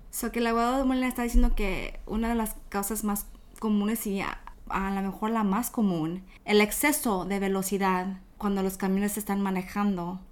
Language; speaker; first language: Spanish; early bilingual, heritage; Spanish